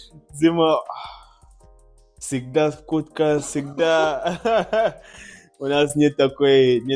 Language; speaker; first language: Russian; non-native, learner; Nyanja